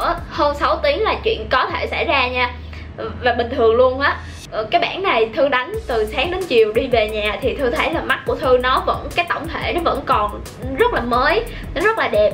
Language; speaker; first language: Vietnamese; native; Vietnamese